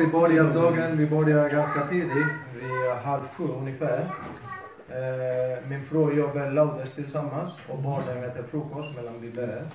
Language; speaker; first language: Swedish; non-native, fluent; Spanish